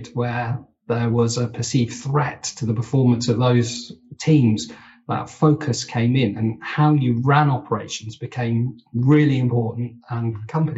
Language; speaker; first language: English; native; English